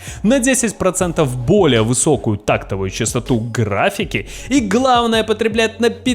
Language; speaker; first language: Russian; native; Russian